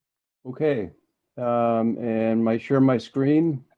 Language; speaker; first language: English; non-native, fluent; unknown